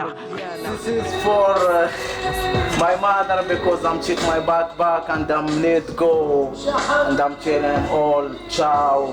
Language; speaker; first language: English; non-native, learner; French